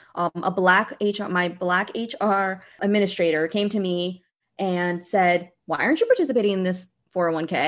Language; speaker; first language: English; early bilingual, other home language; Portuguese